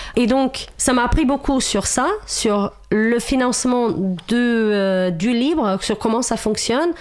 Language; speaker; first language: French; non-native, fluent; Romanian